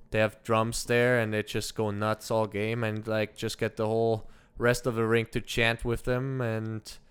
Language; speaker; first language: English; early bilingual, other home language; German